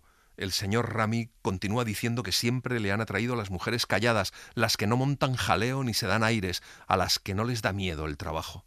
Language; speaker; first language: Spanish; native; Spanish